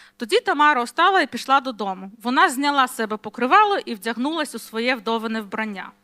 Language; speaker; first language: Ukrainian; non-native, local second language; Russian